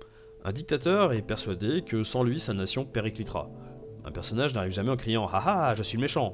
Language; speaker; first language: French; native; French